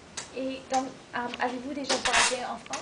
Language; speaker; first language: French; non-native, learner; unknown